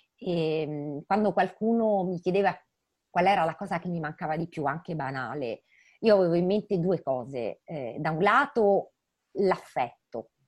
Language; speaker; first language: Italian; native; Italian